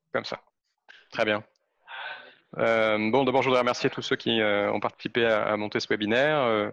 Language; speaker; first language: French; native; French